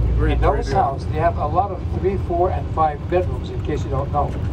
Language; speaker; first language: English; non-native, fluent; French